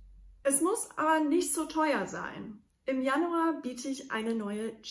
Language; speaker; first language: German; non-native, fluent; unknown